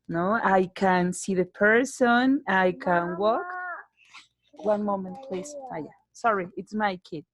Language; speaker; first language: English; non-native, learner; Spanish